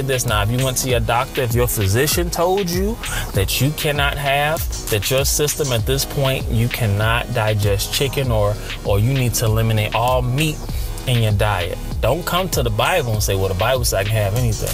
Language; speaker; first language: English; native; English